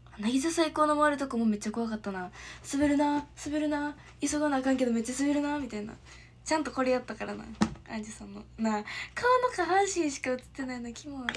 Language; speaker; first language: Japanese; native; Japanese